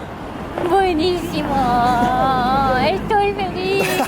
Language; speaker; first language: Spanish; non-native, fluent; Japanese